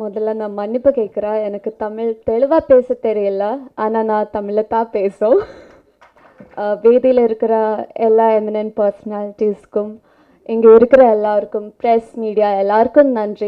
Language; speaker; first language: Tamil; non-native, fluent; Malayalam